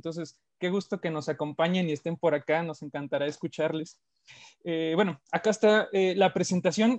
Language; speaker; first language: Spanish; native; Spanish